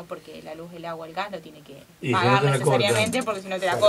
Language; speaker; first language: Spanish; native; Spanish